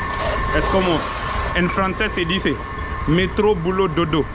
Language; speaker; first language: Spanish; non-native, learner; French